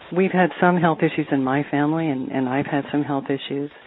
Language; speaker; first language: English; native; English